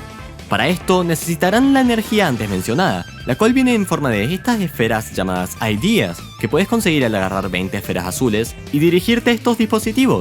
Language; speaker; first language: Spanish; native; Spanish